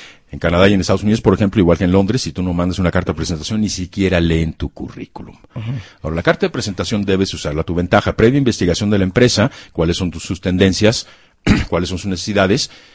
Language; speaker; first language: Spanish; native; Spanish